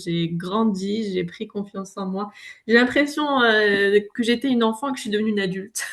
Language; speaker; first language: French; native; French